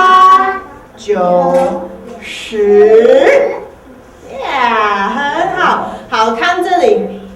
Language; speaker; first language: Chinese; non-native, fluent; English